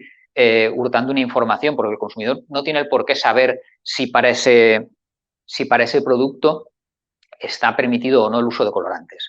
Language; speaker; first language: Spanish; native; Spanish